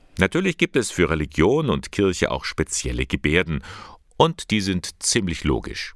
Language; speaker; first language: German; native; German